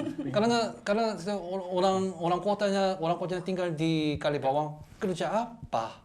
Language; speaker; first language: Indonesian; non-native, learner; Korean